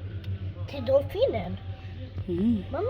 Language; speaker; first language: Swedish; early bilingual, other home language; Bangla